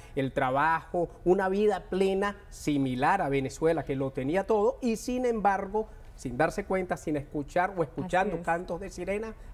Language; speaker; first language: Spanish; native; Spanish